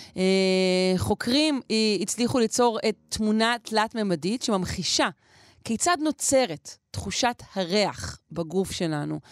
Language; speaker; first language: Hebrew; native; Hebrew